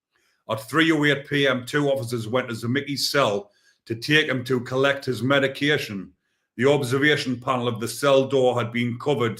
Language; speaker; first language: English; native; English